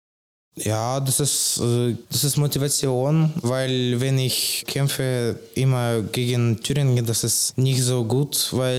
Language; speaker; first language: German; non-native, learner; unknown